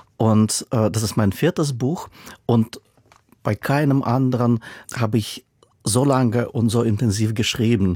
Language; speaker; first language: German; non-native, fluent; Russian